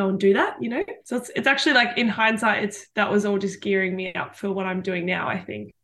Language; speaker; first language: English; native; English